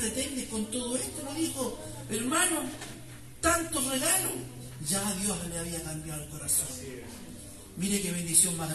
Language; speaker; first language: Spanish; native; Spanish